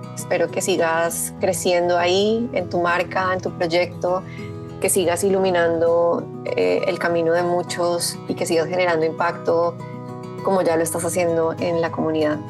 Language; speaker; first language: Spanish; native; Spanish